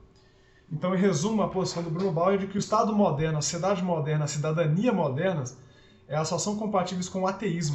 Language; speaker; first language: Portuguese; native; Portuguese